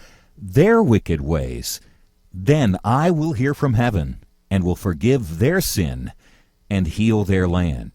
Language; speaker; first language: English; native; English